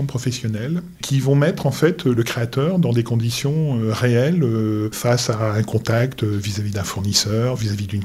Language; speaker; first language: French; native; French